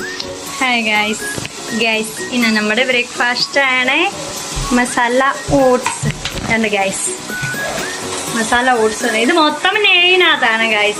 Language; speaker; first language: Malayalam; non-native, learner; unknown